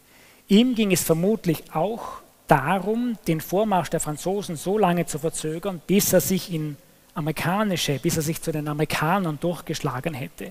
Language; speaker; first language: German; native; German